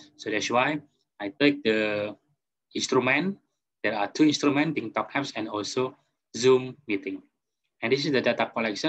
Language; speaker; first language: English; non-native, fluent; Indonesian